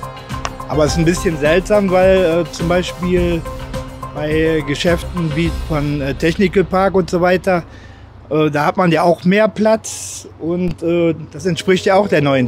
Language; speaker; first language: German; native; German